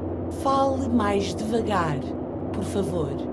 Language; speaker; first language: Portuguese; non-native, learner; English